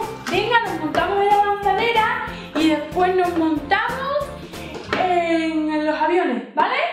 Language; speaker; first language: Spanish; native; Spanish